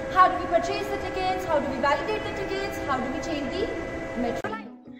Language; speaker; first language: English; non-native, local second language; Hindi